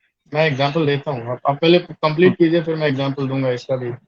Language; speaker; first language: Hindi; native; Hindi